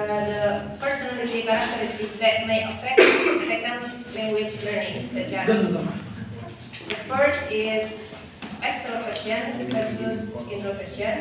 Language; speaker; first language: English; non-native, learner; Indonesian